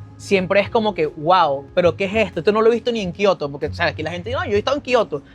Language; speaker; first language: Spanish; native; Spanish